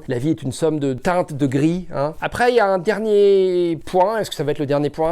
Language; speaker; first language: French; native; French